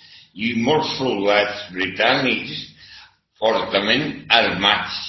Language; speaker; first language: Catalan; non-native, learner; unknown